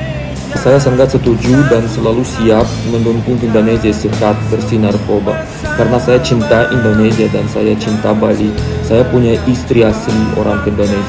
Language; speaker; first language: Indonesian; non-native, learner; Russian